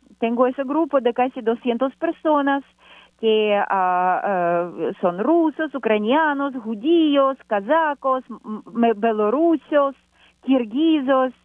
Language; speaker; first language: Spanish; non-native, fluent; Ukrainian